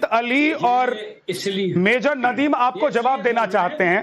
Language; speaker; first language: Hindi; native; Hindi